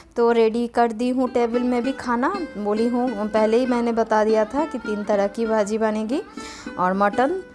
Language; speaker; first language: Hindi; non-native, local second language; Bangla